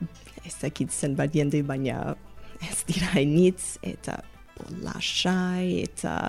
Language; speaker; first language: Basque; non-native, fluent; English